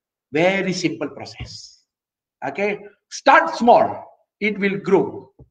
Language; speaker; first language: English; non-native, local second language; Malay